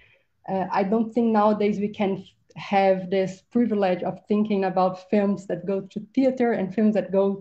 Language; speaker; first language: English; non-native, fluent; Portuguese